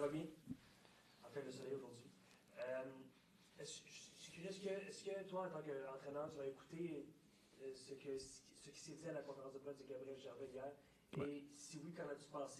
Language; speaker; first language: French; native; French